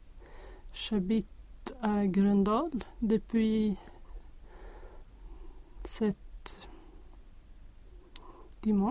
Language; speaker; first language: French; non-native, learner; Swedish